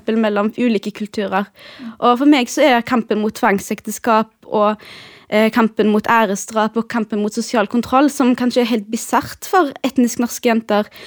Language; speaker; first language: Norwegian; early bilingual, other home language; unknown